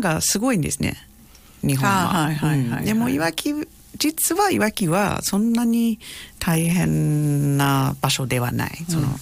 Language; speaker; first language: Japanese; non-native, fluent; English